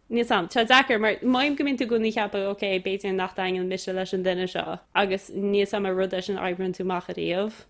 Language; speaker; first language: Irish; native; Irish